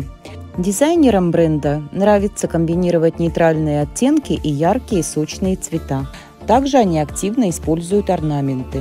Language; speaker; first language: Russian; native; Russian